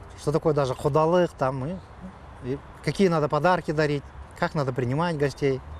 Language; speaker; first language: Russian; native; Russian